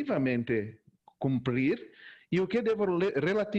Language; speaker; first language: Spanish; non-native, learner; Portuguese